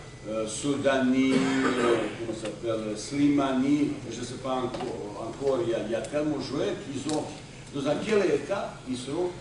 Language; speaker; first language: French; non-native, fluent; Bosnian